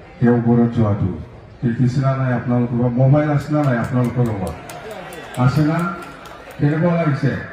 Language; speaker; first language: Assamese; non-native, local second language; Bodo